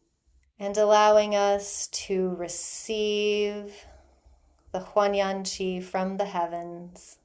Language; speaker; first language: English; native; English